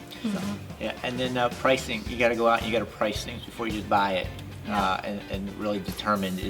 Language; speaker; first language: English; native; English